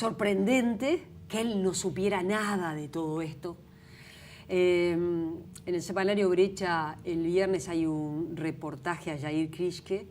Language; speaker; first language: Spanish; native; Spanish